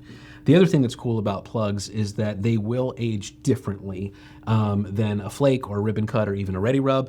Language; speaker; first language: English; native; English